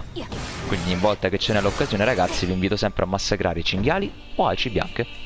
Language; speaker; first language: Italian; native; Italian